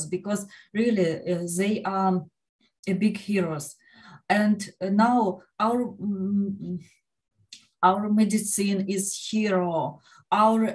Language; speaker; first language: English; non-native, learner; Ukrainian